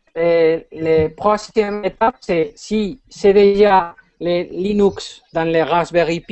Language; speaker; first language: French; non-native, fluent; Spanish